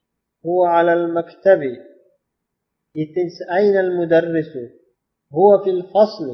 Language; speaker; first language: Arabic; non-native, fluent; Uzbek